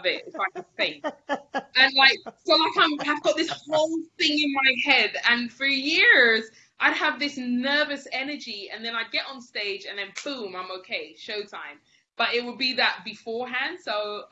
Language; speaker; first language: English; native; English